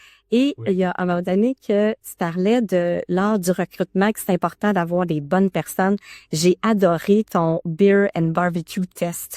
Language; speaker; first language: French; native; French